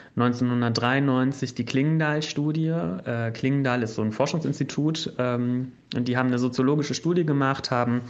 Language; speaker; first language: German; native; German